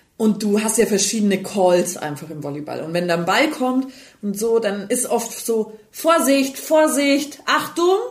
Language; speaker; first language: German; native; German